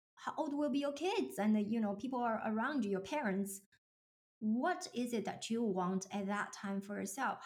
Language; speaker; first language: English; non-native, fluent; Chinese